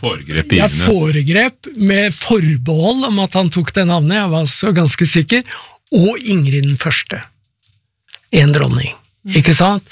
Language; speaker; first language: Norwegian; native; Norwegian